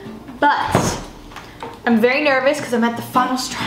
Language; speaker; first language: English; native; English